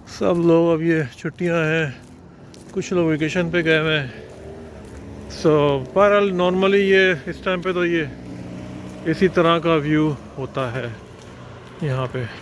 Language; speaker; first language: Urdu; native; Urdu